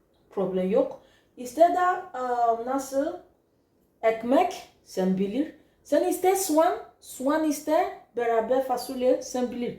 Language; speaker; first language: Turkish; non-native, learner; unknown